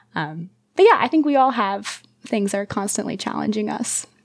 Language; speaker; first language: English; native; English